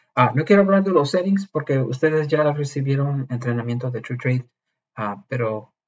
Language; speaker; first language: Spanish; early bilingual, heritage; Spanish